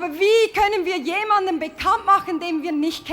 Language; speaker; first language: German; native; German